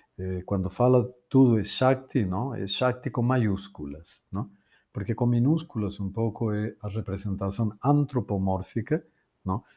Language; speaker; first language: Portuguese; non-native, fluent; Spanish